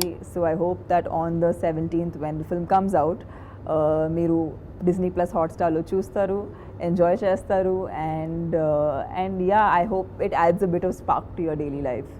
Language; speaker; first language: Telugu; non-native, fluent; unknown